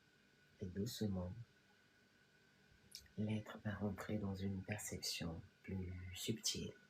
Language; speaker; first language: French; native; French